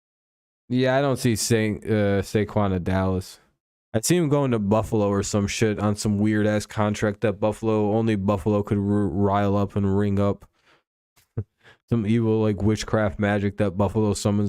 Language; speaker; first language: English; native; English